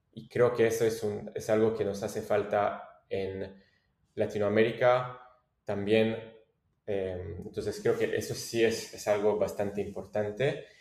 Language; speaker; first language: Spanish; non-native, fluent; French